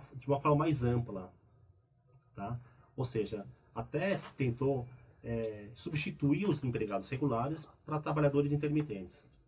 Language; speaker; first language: Portuguese; early bilingual, other home language; Korean